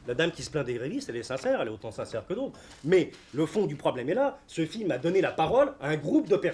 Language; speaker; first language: French; native; French